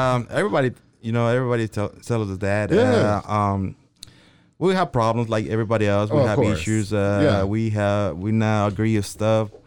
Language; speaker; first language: English; non-native, fluent; Spanish